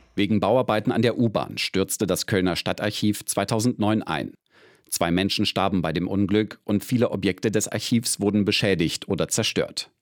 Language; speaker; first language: German; native; German